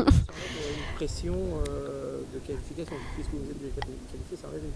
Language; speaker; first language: French; native; French